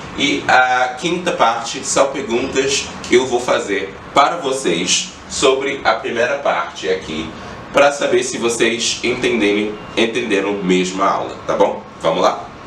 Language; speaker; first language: Portuguese; non-native, fluent; English